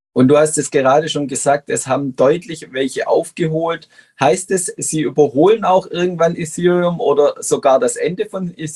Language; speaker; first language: German; native; German